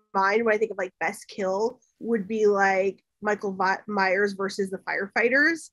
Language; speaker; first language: English; native; English